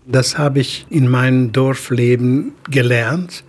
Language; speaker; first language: German; non-native, fluent; Hungarian